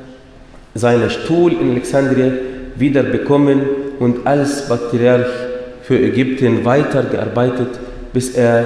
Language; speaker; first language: German; non-native, fluent; Arabic